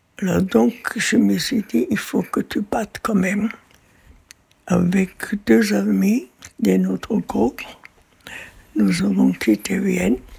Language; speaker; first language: French; non-native, fluent; German